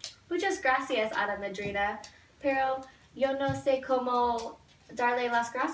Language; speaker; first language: Spanish; non-native, learner; English